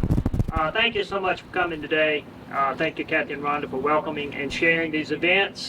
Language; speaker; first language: English; native; English